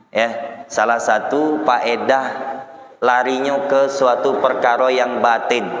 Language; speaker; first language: Malay; non-native, local second language; Banjar